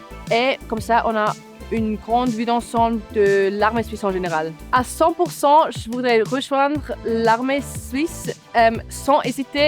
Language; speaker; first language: French; non-native, local second language; German